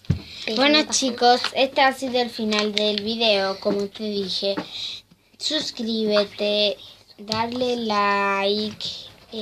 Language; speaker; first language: Spanish; native; Spanish